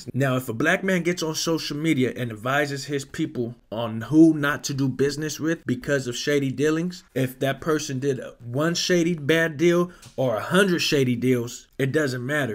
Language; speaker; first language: English; native; English